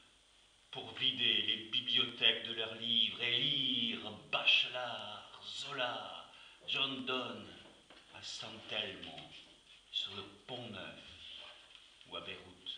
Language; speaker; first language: French; native; French